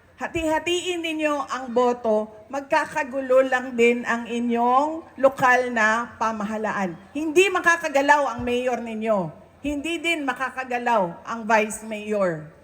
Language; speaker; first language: Filipino; non-native, local second language; Cebuano